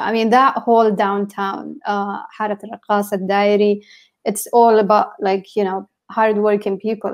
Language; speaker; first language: English; non-native, fluent; Arabic